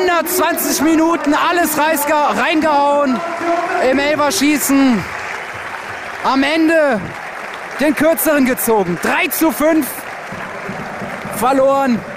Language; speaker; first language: German; native; German